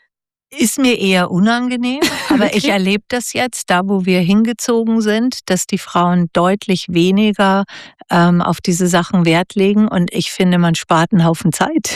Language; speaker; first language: German; native; German